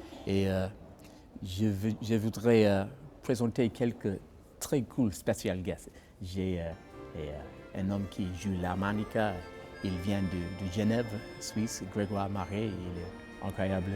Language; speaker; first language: French; non-native, learner; English